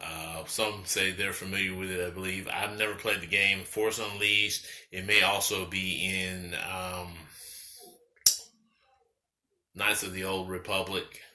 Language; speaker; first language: English; native; English